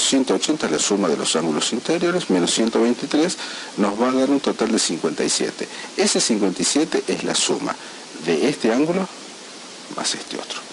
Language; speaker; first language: Spanish; native; Spanish